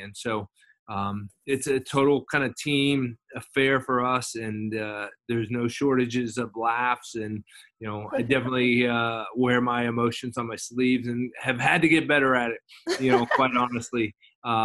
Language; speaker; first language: English; native; English